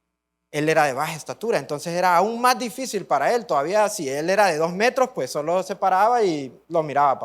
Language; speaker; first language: Spanish; native; Spanish